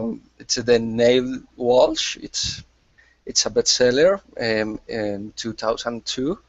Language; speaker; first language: English; non-native, learner; Spanish